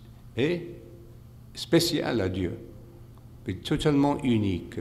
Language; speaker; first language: French; non-native, fluent; English